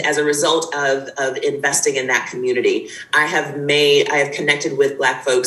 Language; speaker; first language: English; native; English